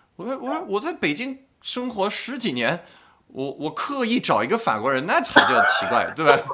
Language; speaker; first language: Chinese; non-native, fluent; French